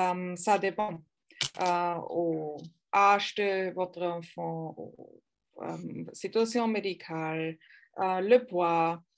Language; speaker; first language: French; non-native, fluent; German